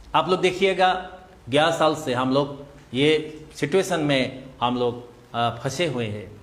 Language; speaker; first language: Hindi; non-native, local second language; Assamese